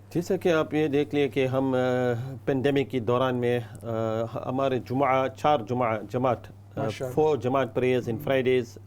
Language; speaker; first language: Urdu; non-native, learner; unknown